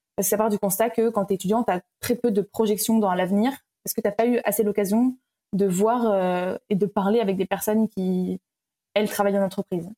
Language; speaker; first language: French; early bilingual, other home language; Romanian